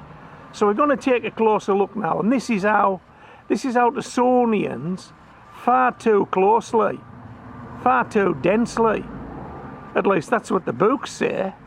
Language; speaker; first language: English; native; English